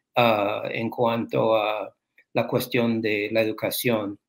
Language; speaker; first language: Spanish; non-native, fluent; English